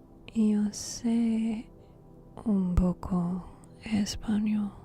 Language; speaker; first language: Spanish; non-native, learner; English